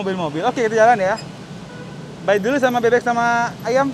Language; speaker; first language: Indonesian; native; Indonesian